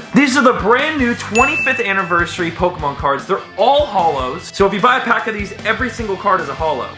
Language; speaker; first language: English; native; English